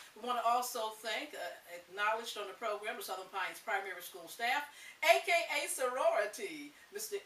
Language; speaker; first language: English; native; English